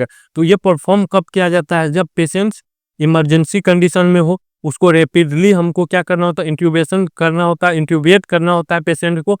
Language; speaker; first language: Hindi; native; Hindi